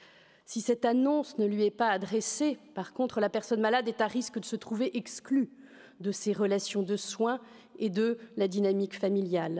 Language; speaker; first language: French; native; French